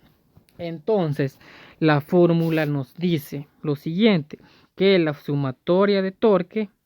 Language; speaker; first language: Spanish; native; Spanish